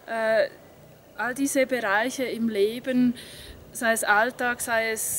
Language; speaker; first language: German; native; German